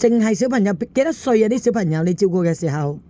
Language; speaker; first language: Cantonese; native; Cantonese